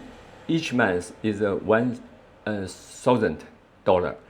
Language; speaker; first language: English; non-native, learner; Chinese